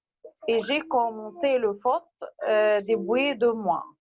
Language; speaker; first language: French; non-native, learner; Arabic